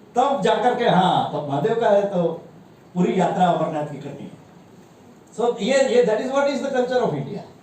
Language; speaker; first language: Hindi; non-native, local second language; Gujarati